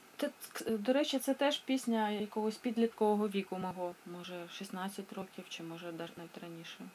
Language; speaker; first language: Ukrainian; non-native, local second language; Russian